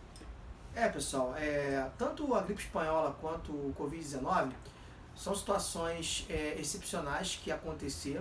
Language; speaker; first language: Portuguese; native; Portuguese